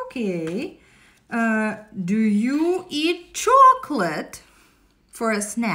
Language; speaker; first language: English; non-native, fluent; Russian